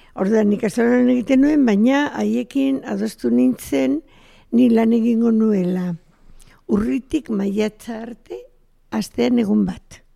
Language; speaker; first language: Basque; non-native, local second language; Spanish